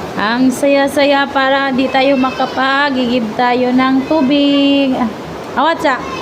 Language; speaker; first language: Filipino; non-native, local second language; Cebuano